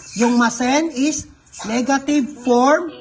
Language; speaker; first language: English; non-native, local second language; Filipino